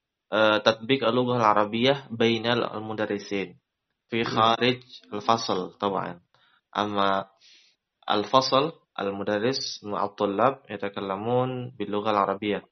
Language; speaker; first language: Arabic; non-native, fluent; Indonesian